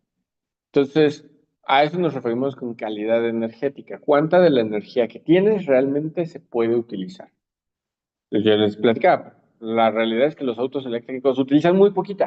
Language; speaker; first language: Spanish; native; Spanish